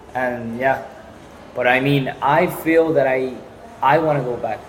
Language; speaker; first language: English; non-native, fluent; Spanish